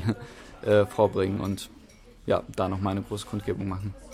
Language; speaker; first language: German; native; German